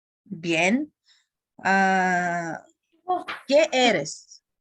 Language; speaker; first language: Spanish; non-native, fluent; Bulgarian